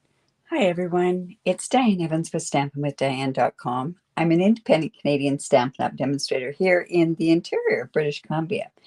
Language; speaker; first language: English; native; English